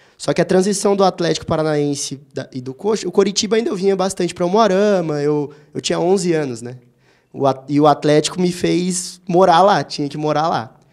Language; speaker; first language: Portuguese; native; Portuguese